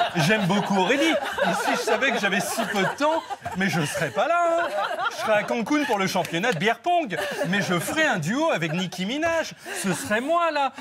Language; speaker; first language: French; native; French